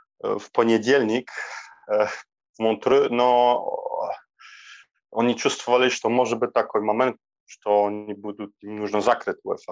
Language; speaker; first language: Russian; non-native, learner; Polish